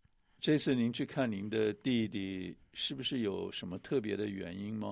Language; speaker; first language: Chinese; native; Chinese